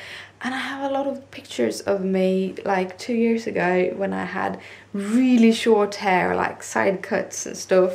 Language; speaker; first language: English; non-native, fluent; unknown